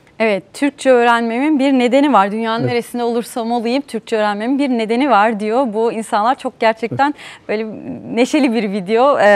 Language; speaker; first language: Turkish; native; Turkish